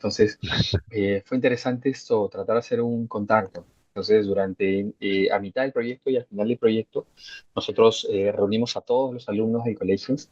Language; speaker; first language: Spanish; native; Spanish